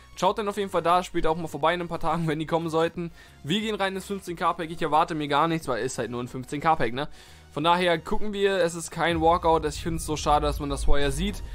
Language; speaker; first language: German; native; German